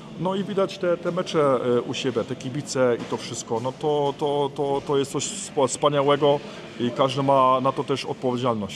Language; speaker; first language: Polish; early bilingual, heritage; Polish